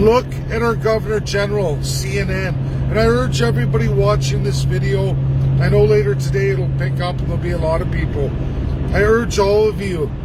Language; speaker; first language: English; native; English